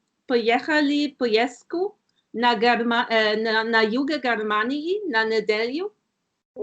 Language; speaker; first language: Russian; non-native, learner; German